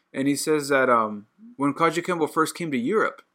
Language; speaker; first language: English; native; English